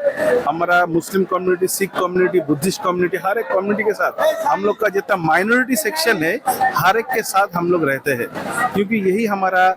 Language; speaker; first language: Hindi; non-native, local second language; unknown